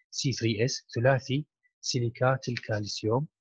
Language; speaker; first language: Arabic; native; Arabic